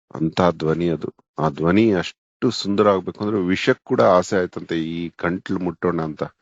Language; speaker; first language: Kannada; native; Kannada